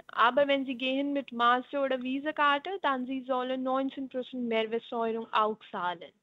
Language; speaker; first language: German; non-native, learner; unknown